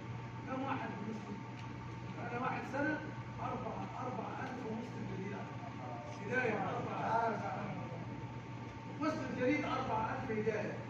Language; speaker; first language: Arabic; non-native, learner; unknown